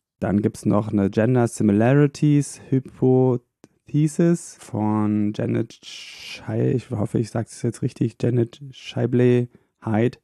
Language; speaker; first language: German; native; German